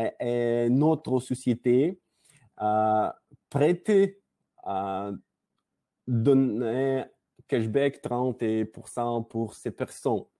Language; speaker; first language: French; non-native, learner; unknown